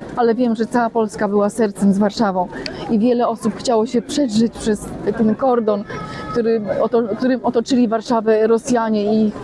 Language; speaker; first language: Polish; native; Polish